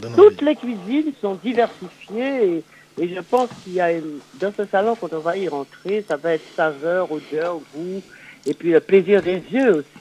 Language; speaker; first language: French; native; French